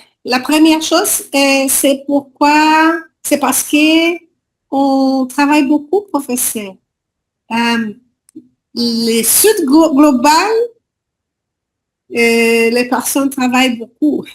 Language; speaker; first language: French; non-native, learner; Portuguese